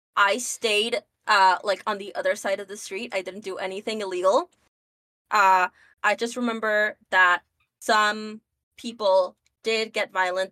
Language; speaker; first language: English; early bilingual, other home language; Spanish